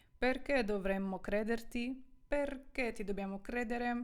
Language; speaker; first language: Italian; non-native, fluent; Ukrainian